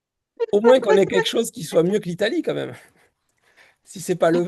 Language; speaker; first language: French; native; French